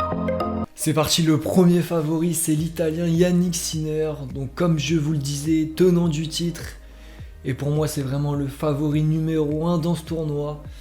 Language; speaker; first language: French; native; French